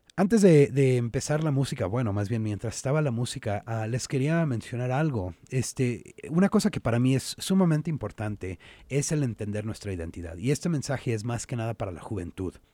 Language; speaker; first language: Spanish; early bilingual, heritage; Spanish